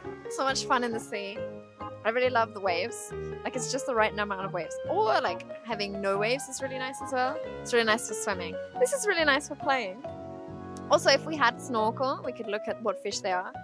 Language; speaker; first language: English; early bilingual, other home language; Japanese